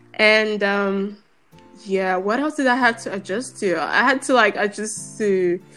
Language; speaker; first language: English; non-native, local second language; Yoruba